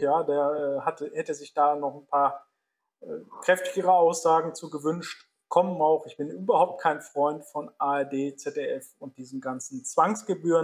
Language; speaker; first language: German; native; German